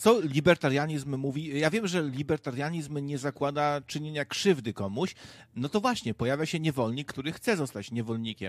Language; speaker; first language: Polish; native; Polish